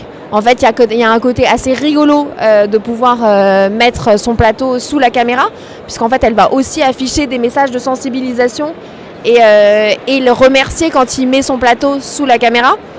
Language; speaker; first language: French; native; French